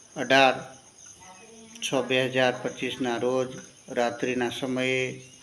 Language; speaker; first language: Gujarati; native; Gujarati